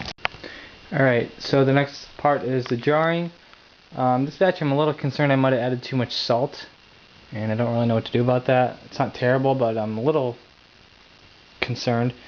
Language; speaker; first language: English; native; English